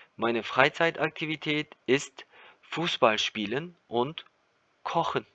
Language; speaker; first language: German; non-native, fluent; Turkish